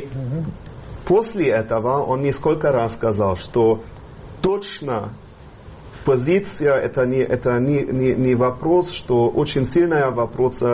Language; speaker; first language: Russian; non-native, fluent; German